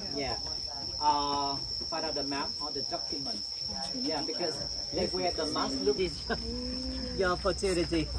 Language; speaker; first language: English; non-native, fluent; Vietnamese